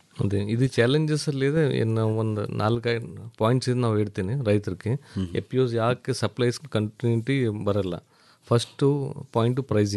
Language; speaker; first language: Kannada; non-native, learner; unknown